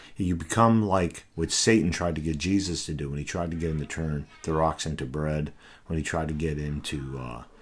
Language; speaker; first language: English; native; English